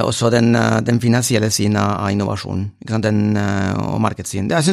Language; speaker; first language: Norwegian; non-native, fluent; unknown